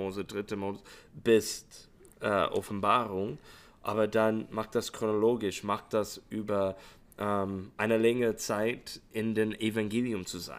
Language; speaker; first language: German; non-native, fluent; English